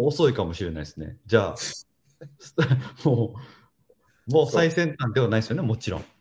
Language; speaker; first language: Japanese; native; Japanese